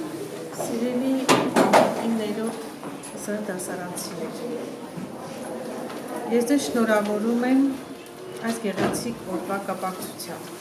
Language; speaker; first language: Armenian; native; Armenian